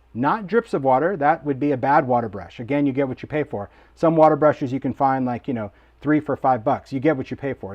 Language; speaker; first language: English; native; English